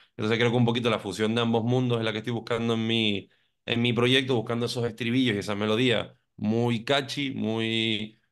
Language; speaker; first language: Spanish; native; Spanish